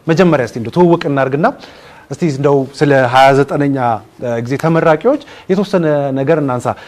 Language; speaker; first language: Amharic; native; Amharic